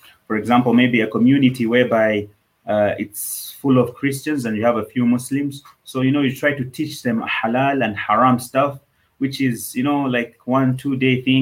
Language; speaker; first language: English; non-native, local second language; Nyanja